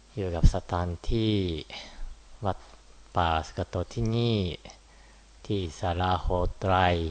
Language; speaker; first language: Thai; non-native, fluent; Japanese